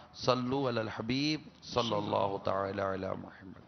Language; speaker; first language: Urdu; native; Urdu